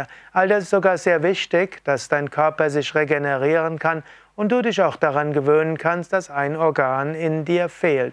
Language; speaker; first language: German; non-native, fluent; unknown